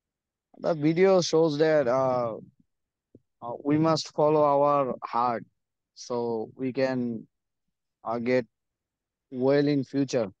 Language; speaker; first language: English; non-native, learner; Bangla